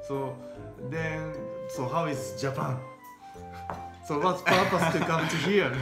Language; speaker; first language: English; non-native, learner; Japanese